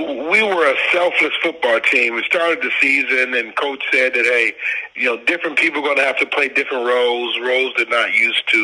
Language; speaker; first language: English; native; English